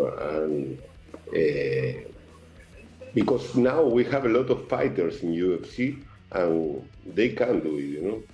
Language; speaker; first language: English; non-native, learner; Spanish